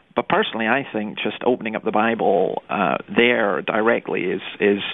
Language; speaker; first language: English; native; English